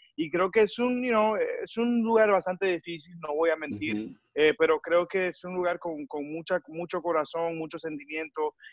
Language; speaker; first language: Spanish; early bilingual, heritage; Spanish